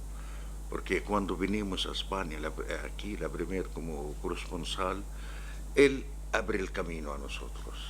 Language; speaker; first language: Spanish; non-native, learner; Arabic